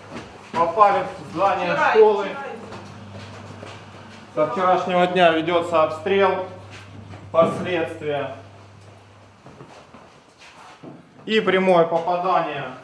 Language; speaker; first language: Russian; native; Russian